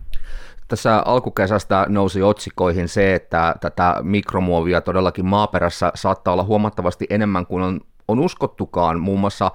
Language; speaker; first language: Finnish; native; Finnish